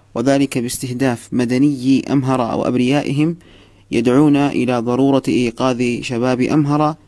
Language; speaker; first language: Arabic; non-native, fluent; Amharic